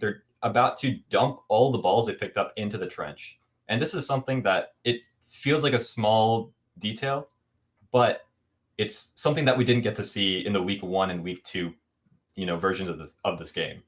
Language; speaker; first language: English; native; English